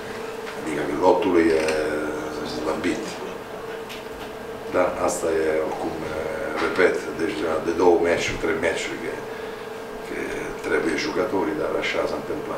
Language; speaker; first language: Romanian; non-native, fluent; Italian